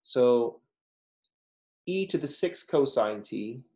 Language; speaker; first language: English; native; English